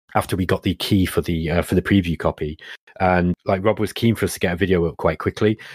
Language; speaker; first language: English; native; English